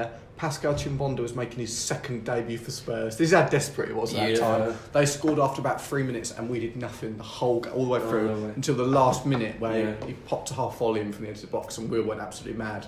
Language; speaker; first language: English; native; English